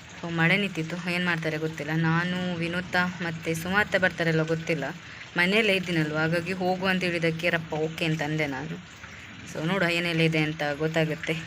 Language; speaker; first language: Kannada; non-native, local second language; Tulu